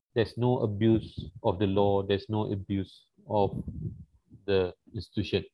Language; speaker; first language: English; non-native, local second language; Malay